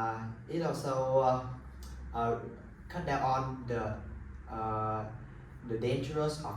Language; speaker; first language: English; non-native, learner; Vietnamese